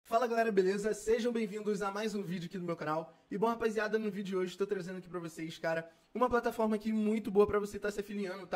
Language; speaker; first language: Portuguese; native; Portuguese